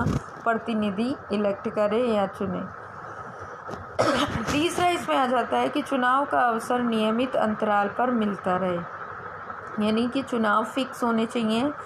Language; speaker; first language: Hindi; native; Hindi